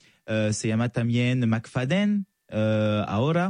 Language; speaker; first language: Spanish; non-native, fluent; French